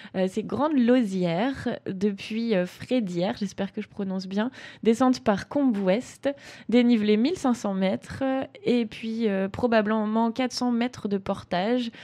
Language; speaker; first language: French; native; French